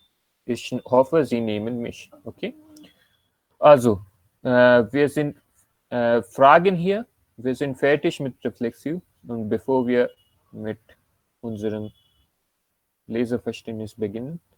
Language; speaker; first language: German; non-native, fluent; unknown